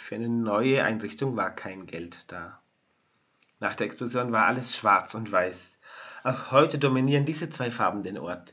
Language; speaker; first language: German; native; German